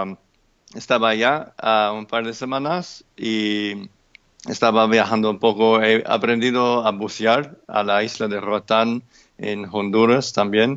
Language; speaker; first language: Spanish; non-native, fluent; English